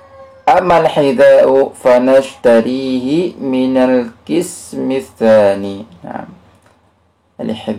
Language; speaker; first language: Arabic; non-native, fluent; Indonesian